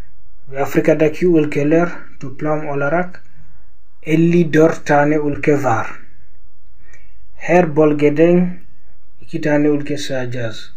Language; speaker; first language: Turkish; non-native, fluent; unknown